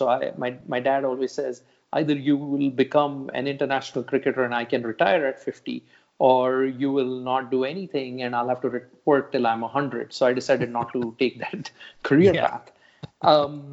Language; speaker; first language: English; non-native, local second language; Marathi